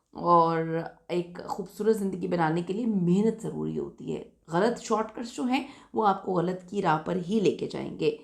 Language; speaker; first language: Urdu; native; Urdu